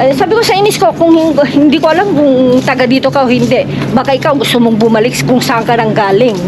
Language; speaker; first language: Filipino; native; Filipino